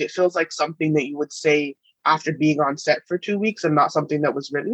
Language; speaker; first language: English; native; English